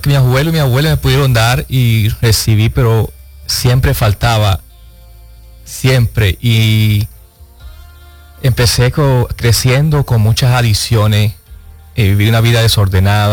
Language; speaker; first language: Spanish; native; Spanish